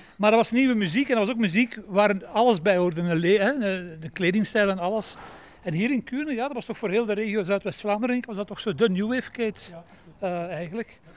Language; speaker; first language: Dutch; native; Dutch